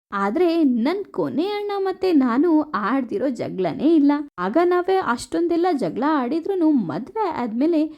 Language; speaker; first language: Kannada; non-native, local second language; Tulu